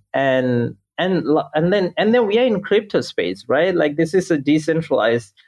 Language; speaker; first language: English; non-native, local second language; Sinhala